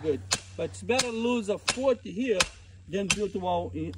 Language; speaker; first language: English; non-native, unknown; Portuguese